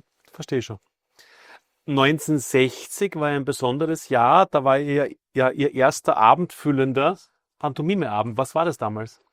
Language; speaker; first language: German; native; German